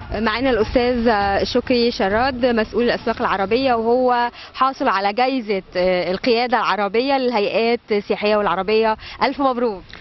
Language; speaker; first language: Arabic; native; Arabic